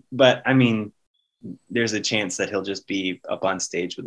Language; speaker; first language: English; native; English